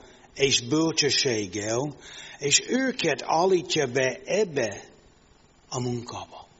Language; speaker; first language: Hungarian; non-native, fluent; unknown